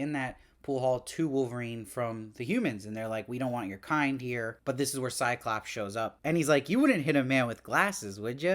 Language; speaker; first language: English; native; English